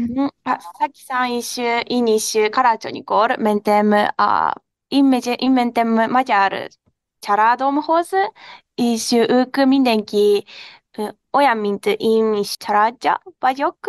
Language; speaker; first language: Hungarian; non-native, learner; Japanese